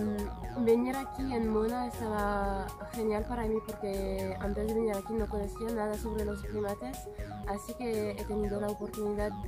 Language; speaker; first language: Spanish; non-native, learner; French